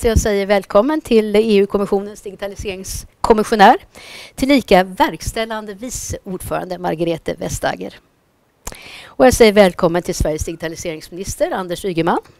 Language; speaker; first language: Swedish; native; Swedish